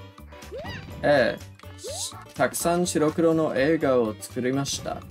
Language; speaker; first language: Japanese; non-native, learner; English